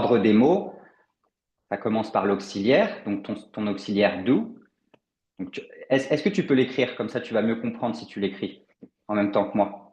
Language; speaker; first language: French; native; French